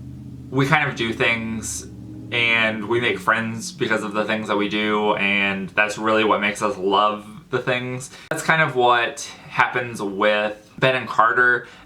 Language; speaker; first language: English; native; English